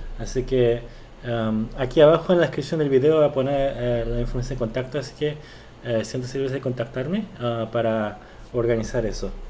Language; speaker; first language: Spanish; early bilingual, other home language; Korean